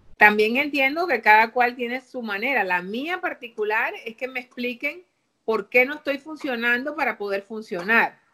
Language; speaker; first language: Spanish; native; Spanish